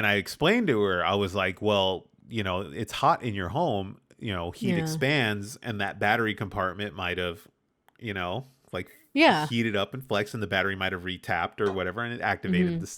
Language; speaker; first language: English; native; English